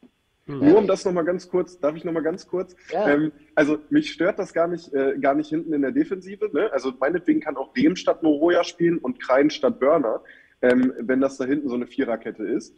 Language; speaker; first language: German; native; German